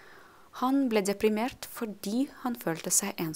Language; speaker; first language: Norwegian; non-native, fluent; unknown